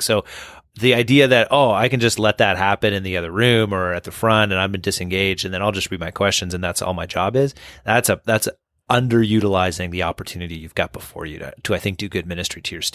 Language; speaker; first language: English; native; English